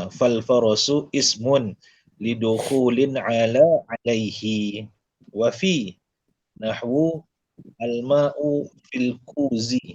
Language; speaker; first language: Arabic; non-native, learner; Malay